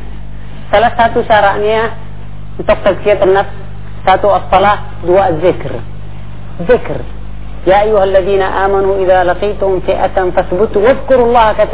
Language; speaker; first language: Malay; non-native, fluent; Arabic